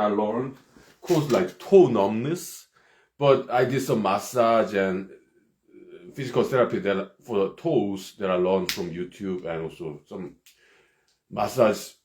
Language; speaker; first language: English; non-native, fluent; Korean